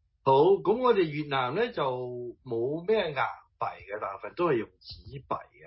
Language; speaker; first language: Chinese; early bilingual, heritage; Cantonese